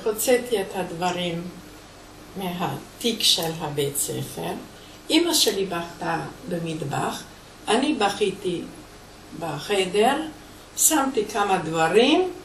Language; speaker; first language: Hebrew; non-native, fluent; Hungarian